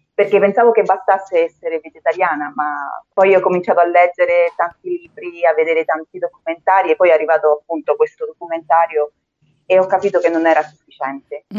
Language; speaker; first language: Italian; early bilingual, other home language; Spanish